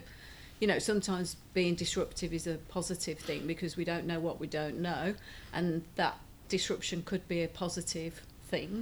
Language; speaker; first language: English; native; English